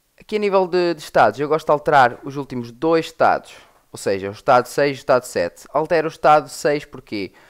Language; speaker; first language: Portuguese; native; Portuguese